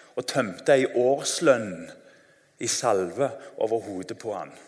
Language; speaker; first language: Norwegian; native; Norwegian